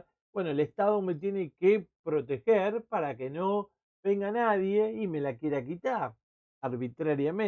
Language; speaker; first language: Spanish; native; Spanish